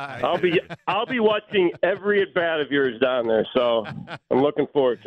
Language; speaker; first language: English; native; English